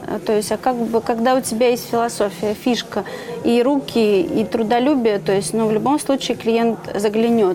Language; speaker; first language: Russian; native; Russian